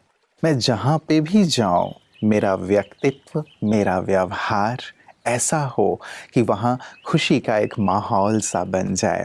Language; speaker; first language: Hindi; native; Hindi